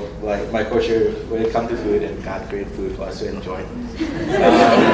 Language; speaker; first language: English; non-native, fluent; Thai